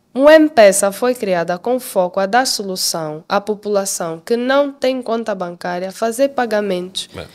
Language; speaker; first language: Portuguese; native; Portuguese